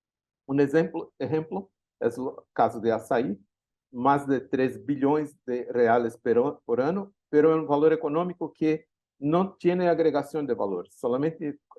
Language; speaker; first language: Spanish; non-native, learner; Portuguese